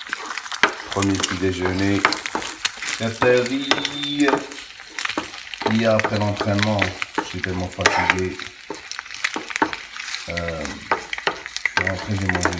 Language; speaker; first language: French; non-native, local second language; Arabic